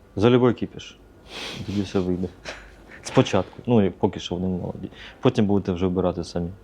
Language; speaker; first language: Ukrainian; native; Ukrainian